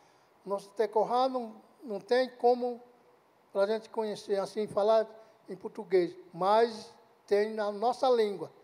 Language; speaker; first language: Portuguese; non-native, local second language; Guarani